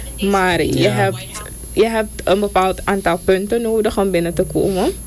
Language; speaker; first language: Dutch; native; Dutch